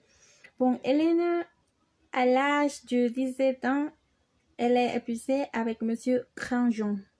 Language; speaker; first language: French; non-native, learner; Spanish